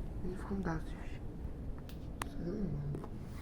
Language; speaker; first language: Persian; native; Persian